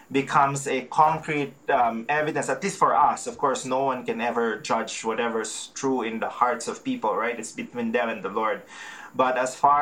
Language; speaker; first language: English; non-native, local second language; Filipino